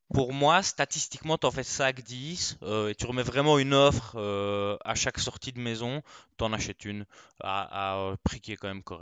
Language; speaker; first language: French; native; French